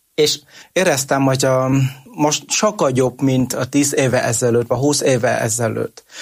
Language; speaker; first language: Hungarian; non-native, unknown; Vietnamese